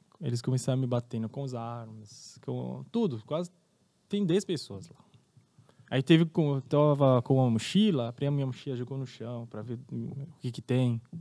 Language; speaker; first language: Portuguese; non-native, fluent; Arabic